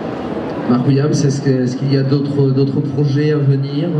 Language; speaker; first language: French; native; French